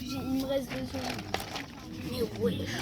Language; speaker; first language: French; native; French